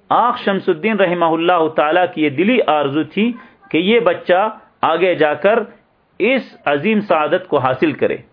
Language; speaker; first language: Urdu; native; Urdu